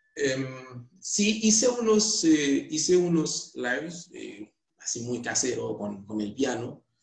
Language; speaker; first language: Spanish; non-native, fluent; Haitian Creole